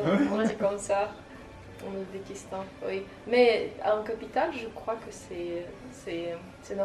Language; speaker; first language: French; non-native, fluent; Tajik